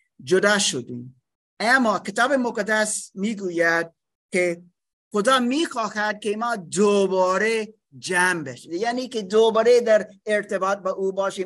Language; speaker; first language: Persian; non-native, fluent; English